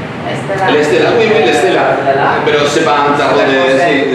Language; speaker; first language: French; non-native, learner; Spanish